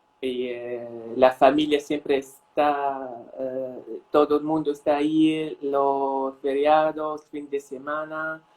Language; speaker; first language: Spanish; non-native, fluent; Arabic